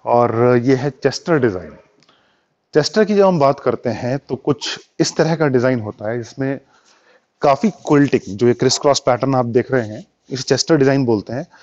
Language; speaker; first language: Hindi; native; Hindi